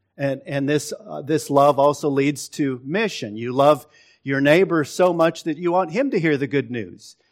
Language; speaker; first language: English; native; English